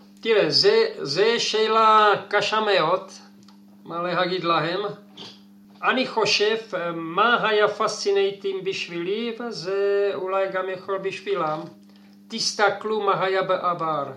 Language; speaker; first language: Hebrew; non-native, fluent; Czech